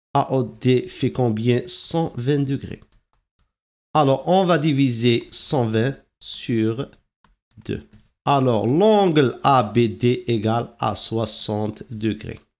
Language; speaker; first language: French; non-native, local second language; Arabic